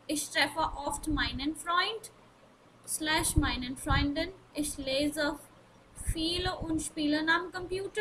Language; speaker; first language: German; non-native, learner; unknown